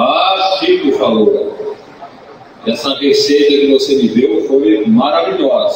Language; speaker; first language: Portuguese; native; Portuguese